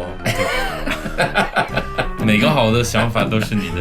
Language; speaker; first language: Chinese; non-native, local second language; English